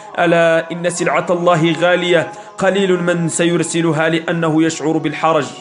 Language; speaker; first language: Arabic; native; Arabic